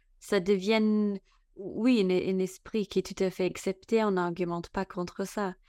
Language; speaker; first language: French; non-native, fluent; English